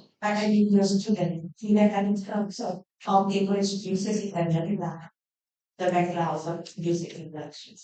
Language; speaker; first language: English; non-native, learner; Thai